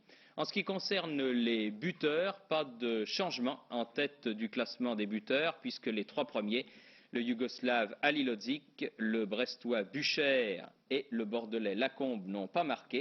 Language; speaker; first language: French; native; French